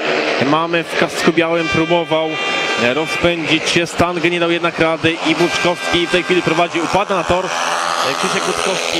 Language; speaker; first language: Polish; native; Polish